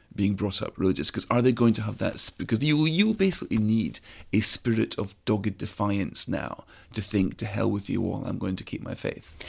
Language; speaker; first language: English; native; English